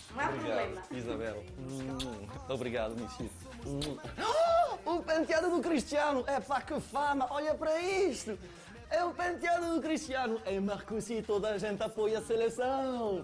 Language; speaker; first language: Portuguese; early bilingual, heritage; French